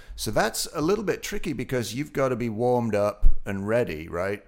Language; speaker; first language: English; native; English